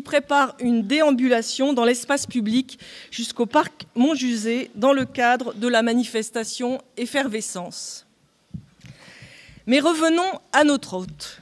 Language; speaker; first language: French; native; French